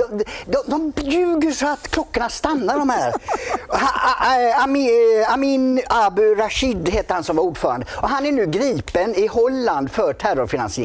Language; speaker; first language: Swedish; native; Swedish